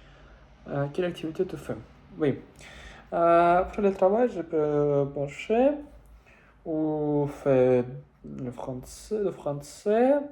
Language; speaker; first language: French; non-native, learner; Russian